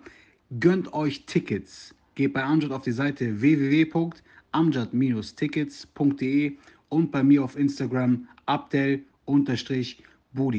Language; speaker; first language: German; native; German